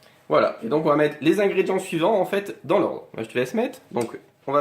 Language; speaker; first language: French; native; French